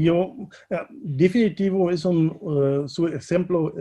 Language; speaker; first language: Spanish; non-native, fluent; German